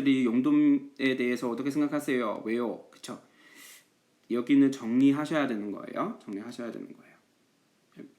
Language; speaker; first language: Korean; non-native, fluent; Chinese